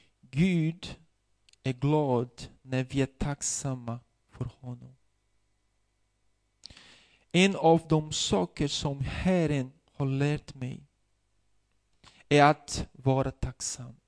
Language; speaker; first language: Swedish; non-native, fluent; Portuguese